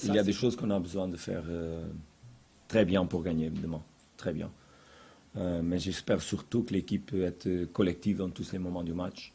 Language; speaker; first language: French; non-native, fluent; Portuguese